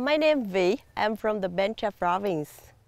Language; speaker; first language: English; non-native, learner; Vietnamese